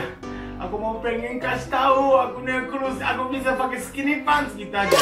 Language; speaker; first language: Indonesian; non-native, fluent; Japanese